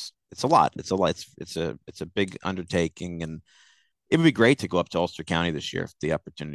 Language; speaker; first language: English; native; English